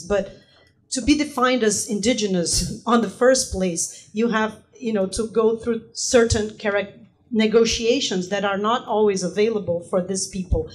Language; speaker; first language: English; non-native, fluent; Portuguese